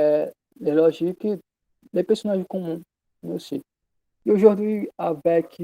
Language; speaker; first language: French; non-native, learner; Portuguese